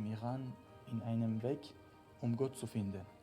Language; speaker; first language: German; non-native, fluent; Persian